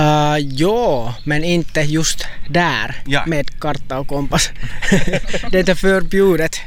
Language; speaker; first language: Swedish; non-native, local second language; Finnish